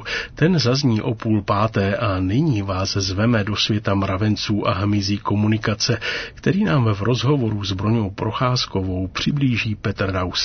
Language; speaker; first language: Czech; native; Czech